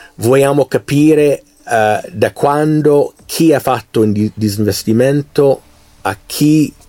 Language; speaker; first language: Italian; non-native, fluent; English